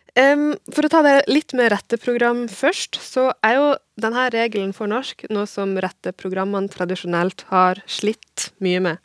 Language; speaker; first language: Norwegian; native; Norwegian